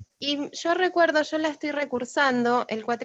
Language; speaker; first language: Spanish; native; Spanish